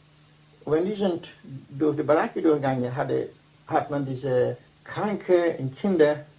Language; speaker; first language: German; non-native, fluent; Dutch